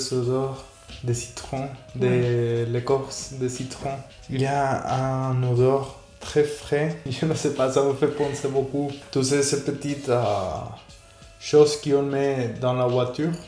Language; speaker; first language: French; non-native, fluent; Spanish